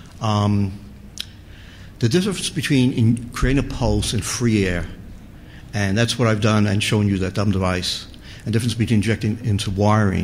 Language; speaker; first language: English; native; English